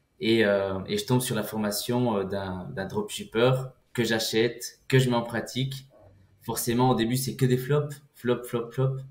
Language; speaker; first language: French; early bilingual, other home language; Portuguese